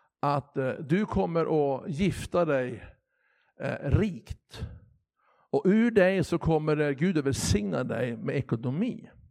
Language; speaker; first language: Swedish; native; Swedish